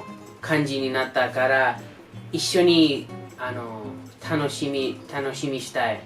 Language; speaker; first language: Japanese; non-native, learner; English